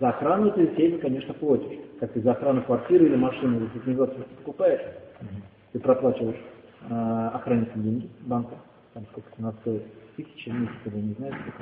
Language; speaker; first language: Russian; native; Russian